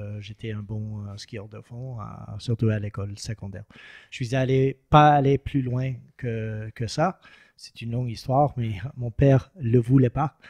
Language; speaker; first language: French; non-native, local second language; English